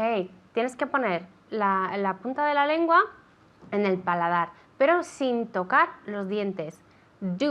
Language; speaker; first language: Spanish; non-native, fluent; English